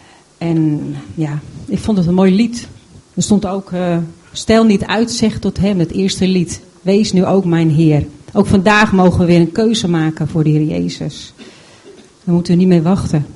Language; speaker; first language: Dutch; native; Dutch